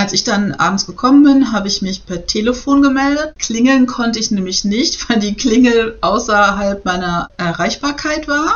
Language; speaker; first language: German; native; German